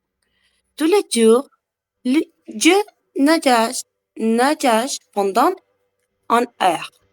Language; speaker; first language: French; non-native, learner; Spanish